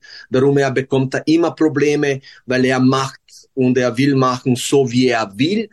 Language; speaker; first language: German; non-native, fluent; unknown